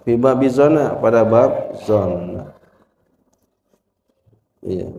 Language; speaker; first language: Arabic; non-native, fluent; Indonesian